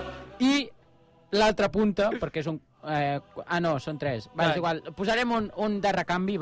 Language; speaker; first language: Catalan; native; Catalan